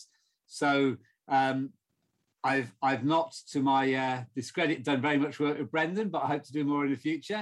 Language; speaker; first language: English; native; English